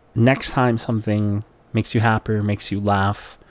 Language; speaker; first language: English; non-native, local second language; Filipino